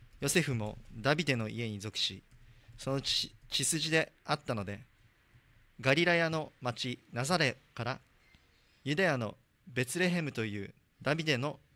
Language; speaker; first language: Japanese; native; Japanese